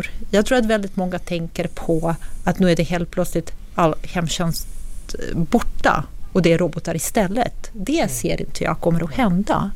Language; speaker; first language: Swedish; non-native, fluent; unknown